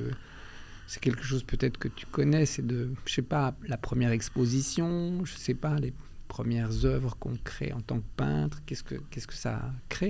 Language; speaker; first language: French; early bilingual, other home language; Albanian